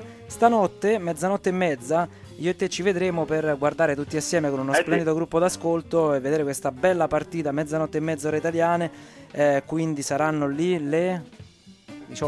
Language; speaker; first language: Italian; native; Italian